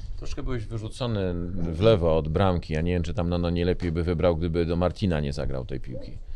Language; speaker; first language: Polish; native; Polish